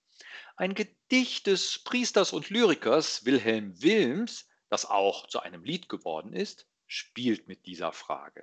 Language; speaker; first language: German; native; German